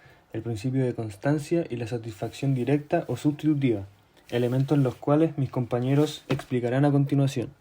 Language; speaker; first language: Spanish; native; Spanish